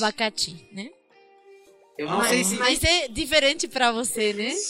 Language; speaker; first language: Portuguese; non-native, learner; Spanish